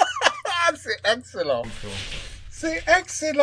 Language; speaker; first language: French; non-native, learner; English